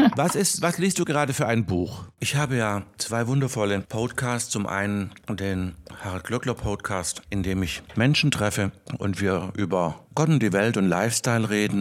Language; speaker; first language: German; native; German